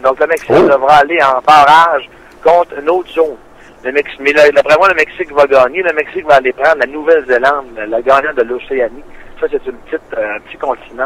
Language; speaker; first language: French; native; French